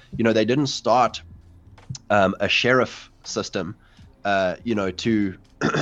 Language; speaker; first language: English; native; English